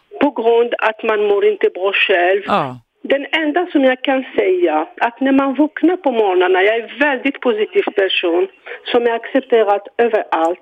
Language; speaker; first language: Swedish; non-native, fluent; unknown